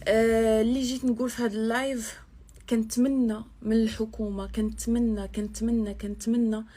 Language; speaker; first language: Arabic; native; Arabic